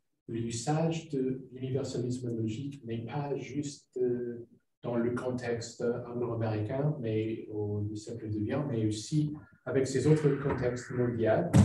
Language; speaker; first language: French; non-native, fluent; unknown